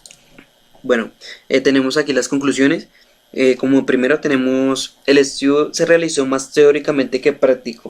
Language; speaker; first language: Spanish; native; Spanish